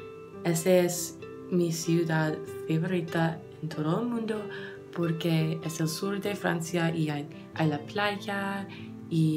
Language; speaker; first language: Spanish; non-native, learner; English